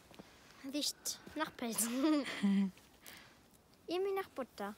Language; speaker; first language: German; early bilingual, other home language; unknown